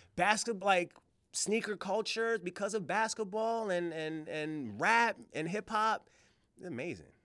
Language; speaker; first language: English; native; English